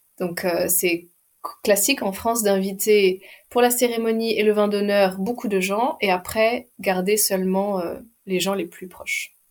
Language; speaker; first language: French; native; French